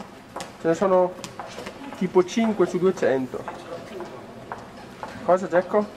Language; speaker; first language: Italian; native; Italian